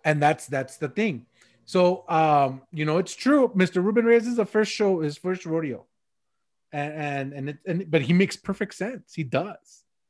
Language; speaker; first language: English; early bilingual, other home language; Spanish